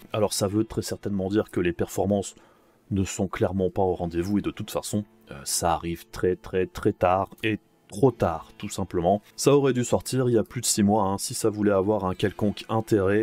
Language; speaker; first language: French; native; French